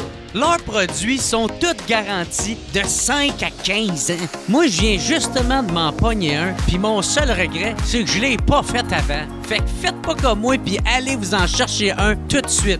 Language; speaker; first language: French; native; French